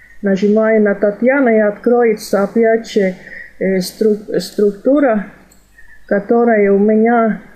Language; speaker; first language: Russian; non-native, fluent; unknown